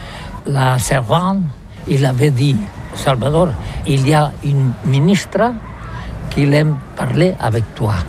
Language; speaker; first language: French; non-native, learner; Catalan